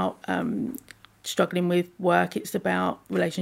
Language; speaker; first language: English; native; English